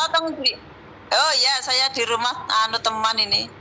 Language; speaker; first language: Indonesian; non-native, local second language; Javanese